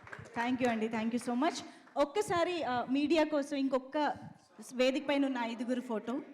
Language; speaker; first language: Telugu; native; Telugu